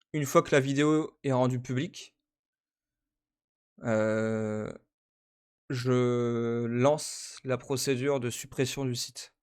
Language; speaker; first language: French; native; French